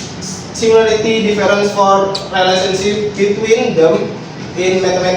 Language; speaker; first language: English; non-native, learner; Indonesian